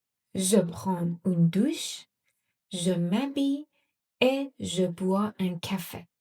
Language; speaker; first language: French; non-native, fluent; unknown